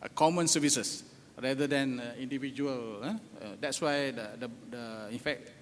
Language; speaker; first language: English; non-native, local second language; Malay